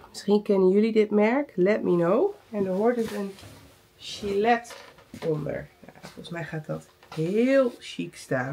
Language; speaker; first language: Dutch; native; Dutch